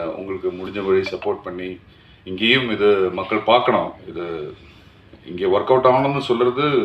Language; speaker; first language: Tamil; non-native, learner; Malayalam